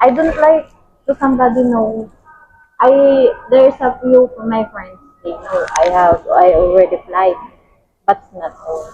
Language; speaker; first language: English; non-native, learner; Filipino